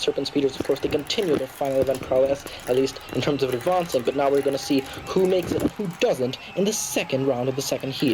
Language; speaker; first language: English; native; English